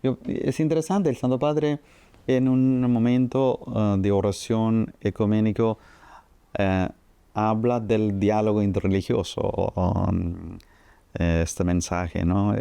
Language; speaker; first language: Spanish; non-native, fluent; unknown